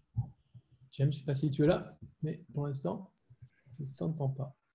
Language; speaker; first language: French; native; French